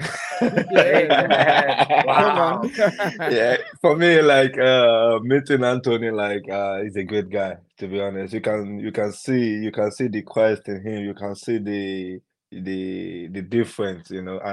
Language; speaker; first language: English; non-native, local second language; Yoruba